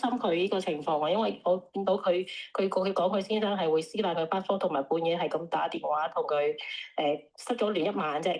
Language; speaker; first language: Cantonese; native; Cantonese